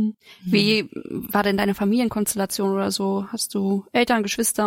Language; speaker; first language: German; native; German